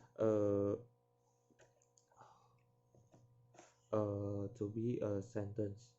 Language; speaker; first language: English; non-native, learner; Indonesian